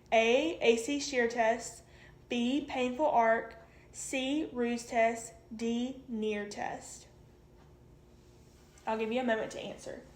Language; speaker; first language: English; native; English